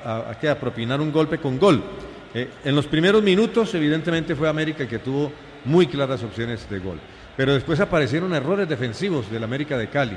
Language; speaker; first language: Spanish; native; Spanish